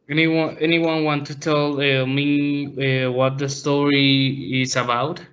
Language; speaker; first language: English; non-native, learner; Spanish